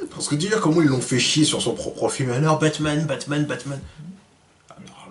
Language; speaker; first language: French; native; French